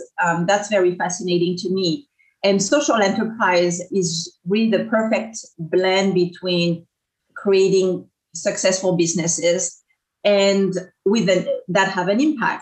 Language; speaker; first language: English; non-native, fluent; French